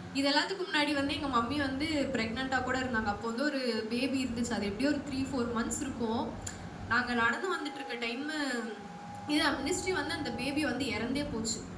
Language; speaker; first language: Tamil; non-native, local second language; Telugu